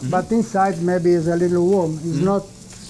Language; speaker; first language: English; non-native, learner; Italian